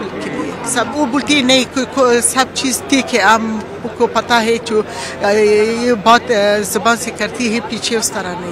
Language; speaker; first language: Hindi; non-native, learner; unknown